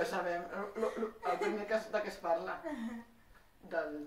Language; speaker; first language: Catalan; native; Catalan